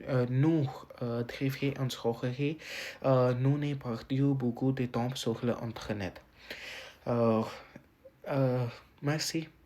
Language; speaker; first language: French; non-native, learner; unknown